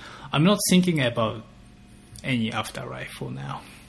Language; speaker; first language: English; non-native, fluent; Japanese